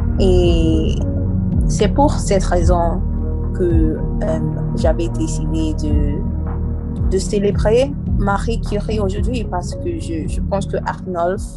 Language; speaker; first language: French; non-native, learner; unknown